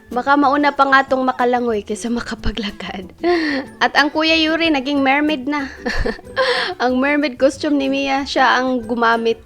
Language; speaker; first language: Filipino; non-native, local second language; Cebuano